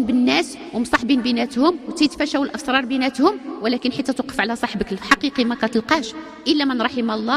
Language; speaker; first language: Arabic; native; Arabic